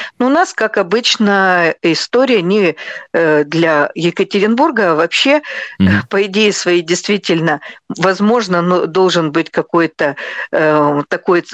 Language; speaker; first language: Russian; native; Russian